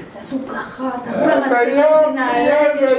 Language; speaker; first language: Hebrew; native; Hebrew